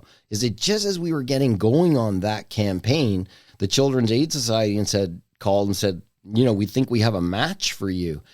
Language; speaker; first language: English; native; English